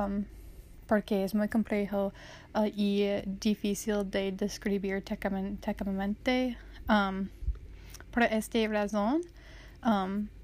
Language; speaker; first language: Spanish; non-native, learner; English